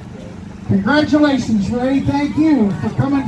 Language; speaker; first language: English; native; English